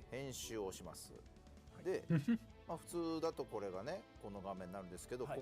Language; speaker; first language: Japanese; native; Japanese